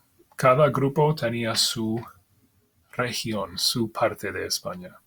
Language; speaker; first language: Spanish; non-native, fluent; English